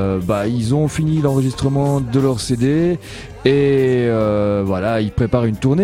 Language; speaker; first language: French; native; French